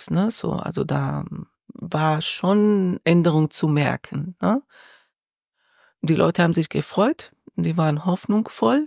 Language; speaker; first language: German; non-native, learner; Arabic